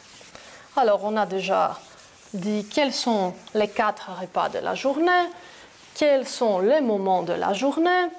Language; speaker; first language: French; non-native, fluent; Greek